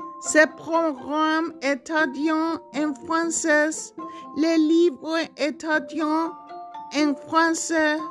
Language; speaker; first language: French; non-native, learner; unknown